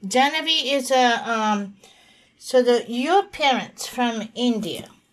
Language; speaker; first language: English; non-native, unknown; Japanese